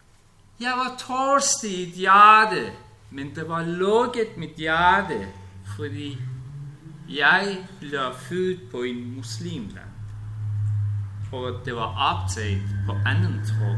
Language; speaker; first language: Danish; non-native, learner; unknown